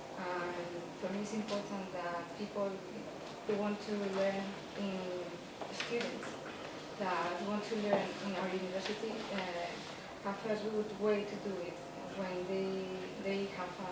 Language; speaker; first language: English; non-native, learner; Spanish